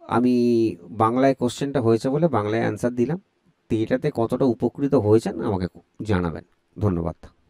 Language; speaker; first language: Bangla; native; Bangla